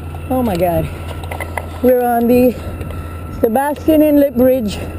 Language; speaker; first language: English; early bilingual, other home language; Spanish